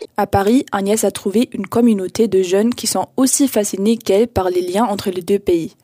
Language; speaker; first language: French; native; French